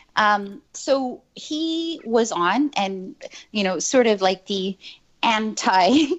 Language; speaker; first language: English; native; English